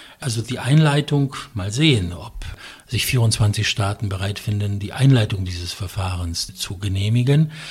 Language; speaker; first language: German; non-native, fluent; Polish